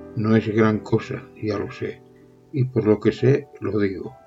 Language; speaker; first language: Spanish; non-native, local second language; Catalan